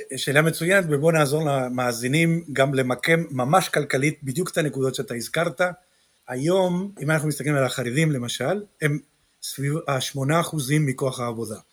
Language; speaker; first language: Hebrew; non-native, fluent; Spanish